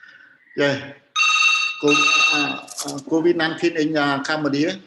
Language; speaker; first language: English; non-native, learner; Khmer